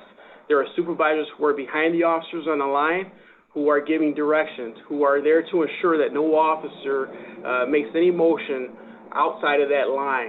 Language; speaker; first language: English; native; English